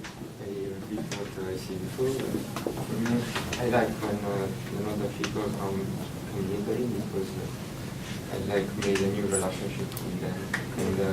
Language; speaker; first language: English; non-native, learner; Italian